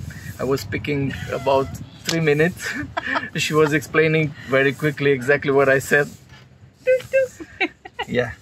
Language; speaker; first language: English; non-native, fluent; Romanian